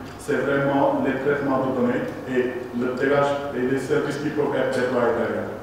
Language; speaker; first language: French; non-native, local second language; Wolof